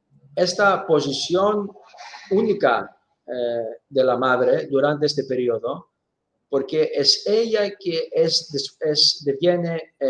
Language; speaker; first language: Spanish; non-native, fluent; Greek